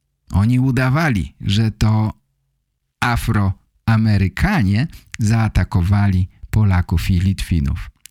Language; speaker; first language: Polish; native; Polish